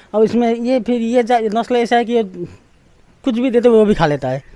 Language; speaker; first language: Hindi; non-native, local second language; Nepali